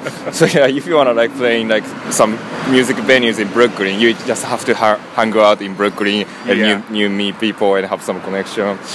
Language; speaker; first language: English; non-native, learner; Japanese